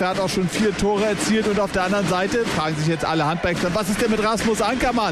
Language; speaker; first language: German; native; German